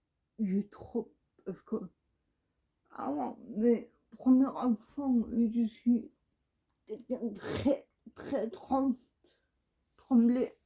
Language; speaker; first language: French; non-native, learner; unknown